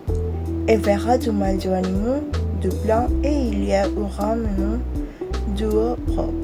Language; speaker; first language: French; non-native, learner; Spanish